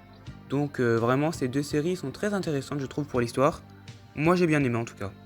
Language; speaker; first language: French; native; French